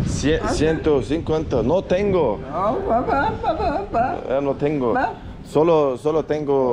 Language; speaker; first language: Spanish; non-native, learner; Turkish